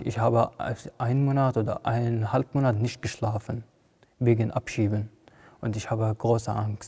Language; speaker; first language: German; non-native, learner; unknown